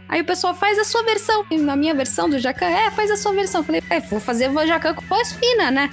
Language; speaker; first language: Portuguese; native; Portuguese